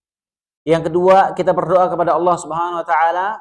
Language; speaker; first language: Indonesian; native; Indonesian